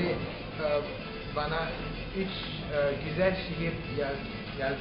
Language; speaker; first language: Turkish; non-native, learner; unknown